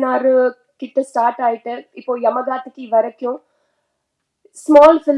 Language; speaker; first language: Tamil; non-native, learner; Telugu